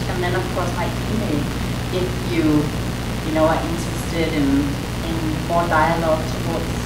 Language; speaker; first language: English; non-native, fluent; Danish